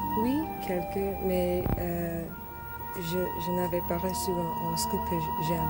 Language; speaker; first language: French; non-native, learner; English